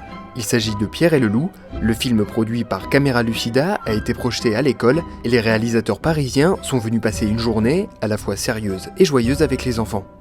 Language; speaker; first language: French; native; French